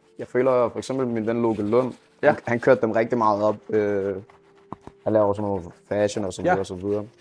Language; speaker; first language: Danish; early bilingual, other home language; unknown